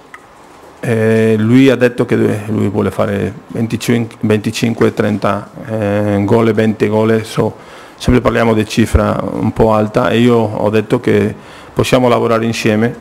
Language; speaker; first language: Italian; non-native, fluent; Spanish